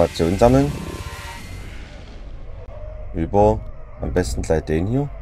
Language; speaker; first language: German; native; German